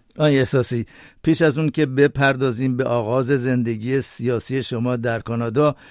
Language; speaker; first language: Persian; native; Persian